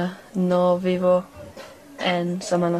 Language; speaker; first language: Spanish; non-native, learner; English